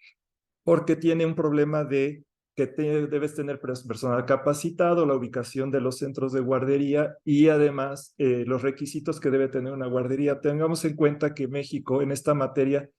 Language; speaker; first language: Spanish; native; Spanish